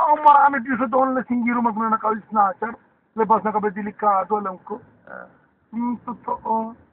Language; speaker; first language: Filipino; non-native, learner; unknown